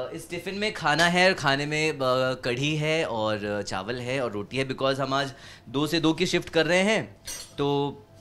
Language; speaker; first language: Hindi; native; Hindi